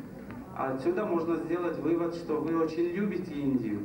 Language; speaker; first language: Russian; non-native, local second language; Tajik